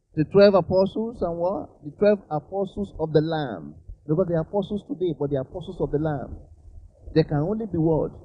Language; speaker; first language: English; non-native, local second language; Yoruba